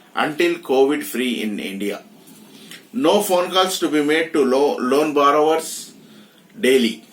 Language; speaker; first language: English; non-native, local second language; Telugu